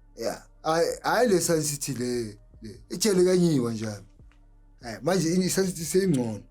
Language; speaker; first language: Zulu; native; Zulu